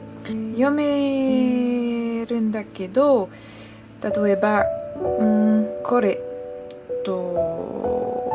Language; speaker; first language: Japanese; non-native, learner; French